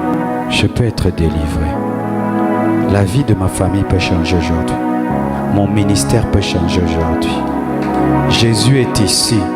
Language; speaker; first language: French; non-native, local second language; Lingala